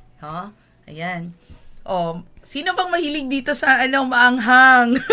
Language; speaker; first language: Filipino; non-native, local second language; Hiligaynon